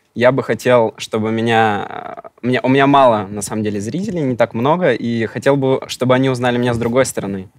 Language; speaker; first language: Russian; native; Russian